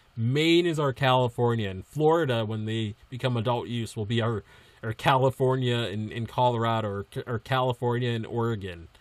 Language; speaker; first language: English; native; English